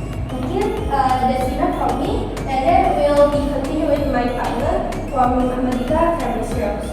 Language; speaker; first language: English; non-native, learner; Indonesian